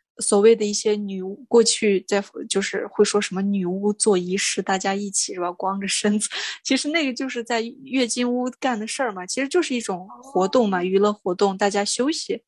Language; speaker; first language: Chinese; non-native, local second language; Mongolian